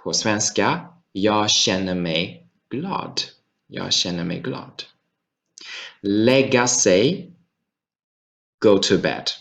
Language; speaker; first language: Swedish; non-native, fluent; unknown